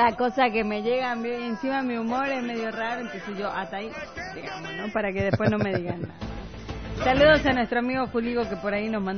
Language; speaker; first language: Spanish; native; Spanish